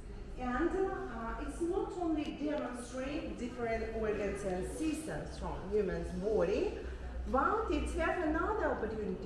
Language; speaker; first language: English; non-native, fluent; Russian